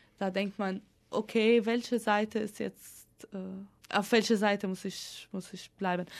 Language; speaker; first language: German; non-native, fluent; Arabic